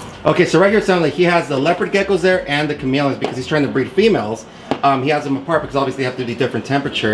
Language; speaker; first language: English; early bilingual, other home language; Spanish